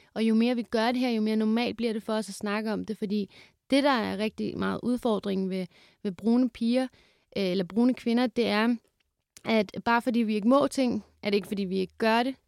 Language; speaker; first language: Danish; early bilingual, other home language; Kurdish